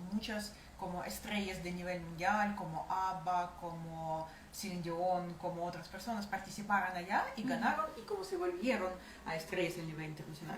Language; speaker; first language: Spanish; non-native, fluent; Ukrainian